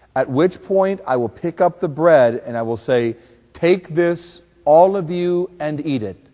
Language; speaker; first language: English; native; English